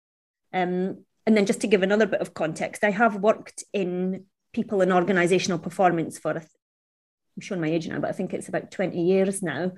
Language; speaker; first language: English; native; English